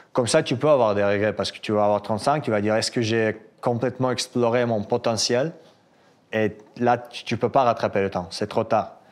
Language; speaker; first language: French; non-native, fluent; Russian